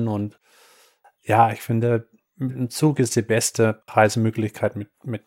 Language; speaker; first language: German; non-native, fluent; English